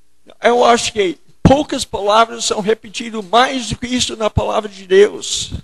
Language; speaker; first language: Portuguese; non-native, fluent; English